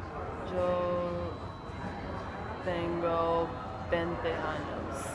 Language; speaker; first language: Spanish; non-native, learner; English